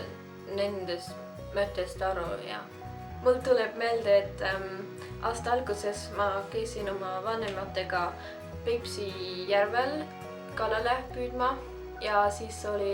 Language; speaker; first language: Estonian; non-native, fluent; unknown